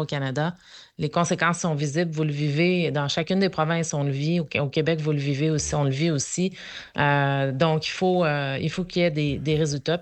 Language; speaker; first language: French; native; French